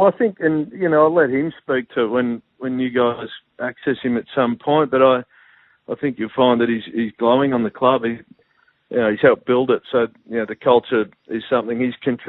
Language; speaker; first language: English; native; English